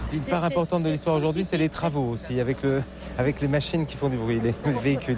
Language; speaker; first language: French; native; French